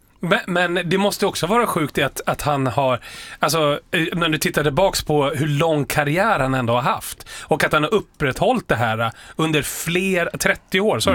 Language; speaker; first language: Swedish; native; Swedish